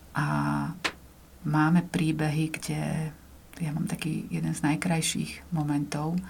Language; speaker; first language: Slovak; native; Slovak